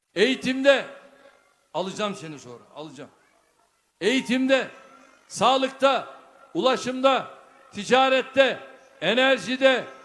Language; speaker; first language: Turkish; native; Turkish